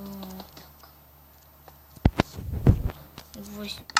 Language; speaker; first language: Russian; non-native, local second language; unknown